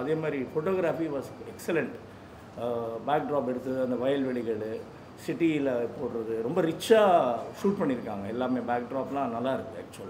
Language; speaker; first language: Tamil; native; Tamil